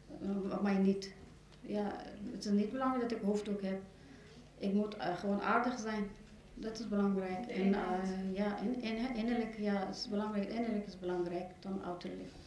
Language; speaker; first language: Dutch; non-native, learner; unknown